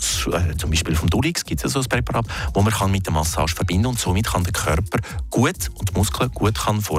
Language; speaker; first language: German; native; German